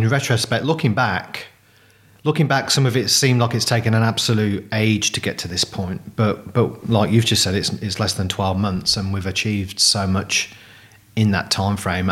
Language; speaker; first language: English; native; English